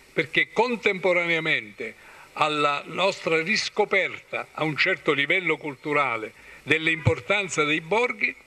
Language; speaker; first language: Italian; native; Italian